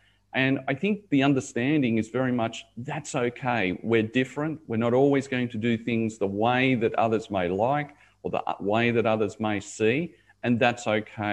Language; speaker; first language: English; native; English